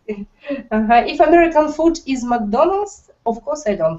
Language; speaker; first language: English; non-native, learner; Russian